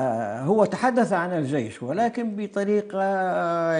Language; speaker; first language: Arabic; native; Arabic